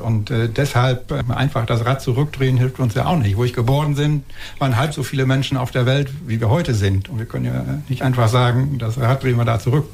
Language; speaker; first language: German; native; German